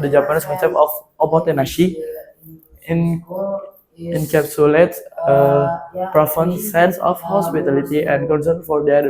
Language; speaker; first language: English; non-native, learner; Indonesian